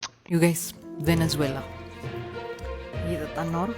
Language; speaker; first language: Amharic; native; Amharic